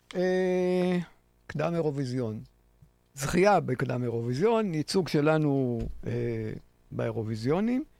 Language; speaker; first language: Hebrew; native; Hebrew